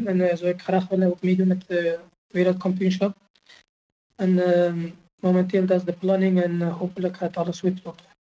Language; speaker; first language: Dutch; non-native, fluent; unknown